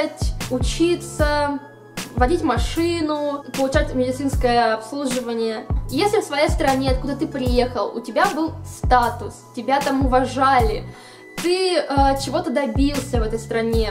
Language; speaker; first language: Russian; native; Russian